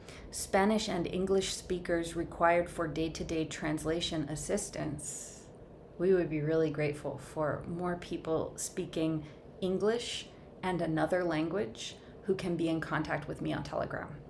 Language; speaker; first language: English; native; English